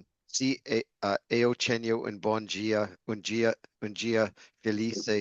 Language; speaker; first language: Portuguese; non-native, learner; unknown